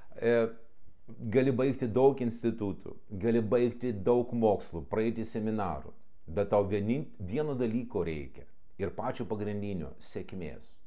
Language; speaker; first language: Lithuanian; non-native, local second language; Russian